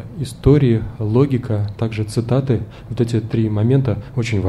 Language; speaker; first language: Russian; native; Russian